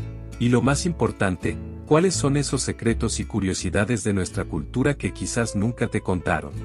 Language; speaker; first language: Spanish; native; Spanish